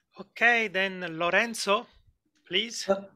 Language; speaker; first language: English; non-native, fluent; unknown